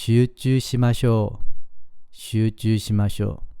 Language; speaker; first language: Japanese; non-native, fluent; Korean